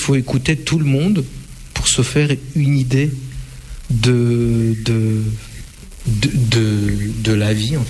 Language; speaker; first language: French; non-native, fluent; Russian